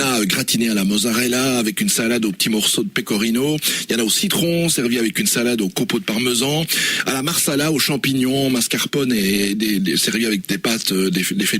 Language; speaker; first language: French; native; French